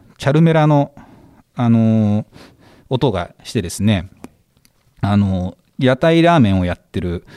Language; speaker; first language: Japanese; native; Japanese